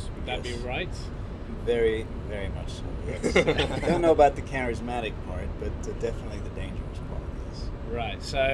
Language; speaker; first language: English; non-native, fluent; Arabic